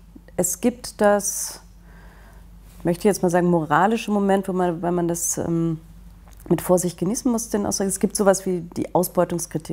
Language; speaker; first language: German; native; German